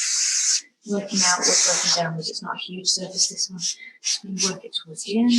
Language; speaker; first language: English; native; English